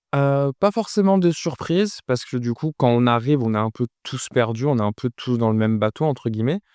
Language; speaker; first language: French; native; French